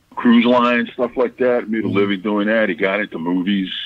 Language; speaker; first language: English; native; English